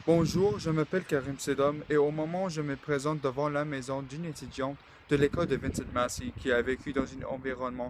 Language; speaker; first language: French; non-native, learner; English